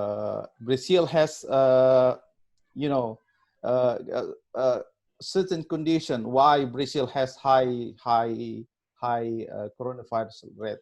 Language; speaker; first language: English; non-native, learner; Indonesian